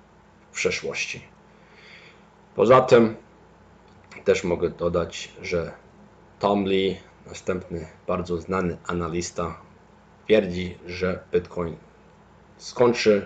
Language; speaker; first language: Polish; early bilingual, heritage; Polish